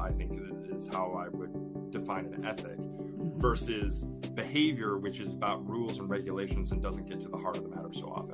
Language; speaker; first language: English; native; English